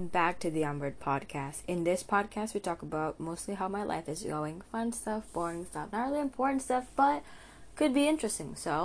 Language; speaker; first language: English; non-native, fluent; Indonesian